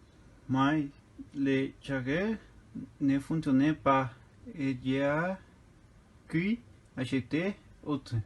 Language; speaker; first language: French; non-native, learner; Spanish